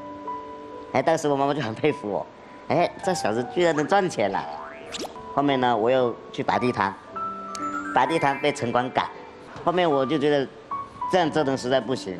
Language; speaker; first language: Chinese; native; Chinese